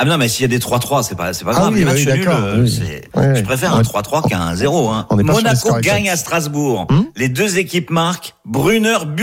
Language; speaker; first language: French; native; French